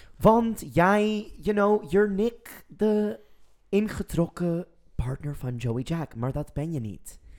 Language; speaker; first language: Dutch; non-native, fluent; English